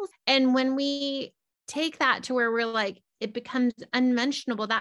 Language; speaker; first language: English; native; English